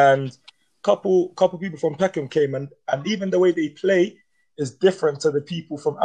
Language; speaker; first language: English; native; English